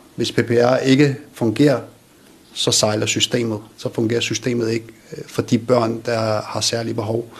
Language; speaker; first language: Danish; early bilingual, other home language; Kurdish